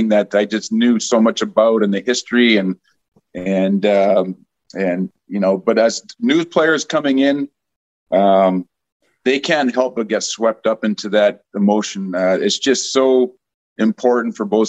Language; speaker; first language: English; native; English